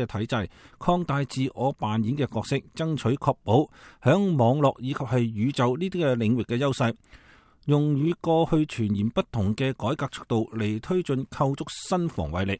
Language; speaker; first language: Chinese; native; Chinese